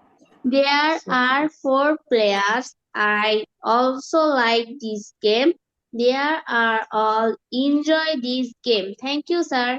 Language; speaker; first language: English; non-native, learner; Bangla